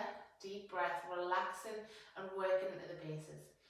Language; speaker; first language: English; native; English